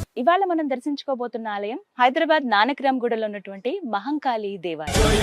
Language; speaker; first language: Telugu; native; Telugu